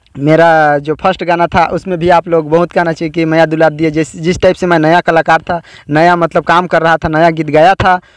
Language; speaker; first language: Hindi; native; Hindi